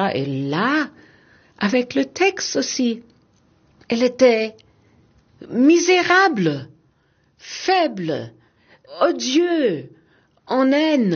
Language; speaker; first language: French; non-native, fluent; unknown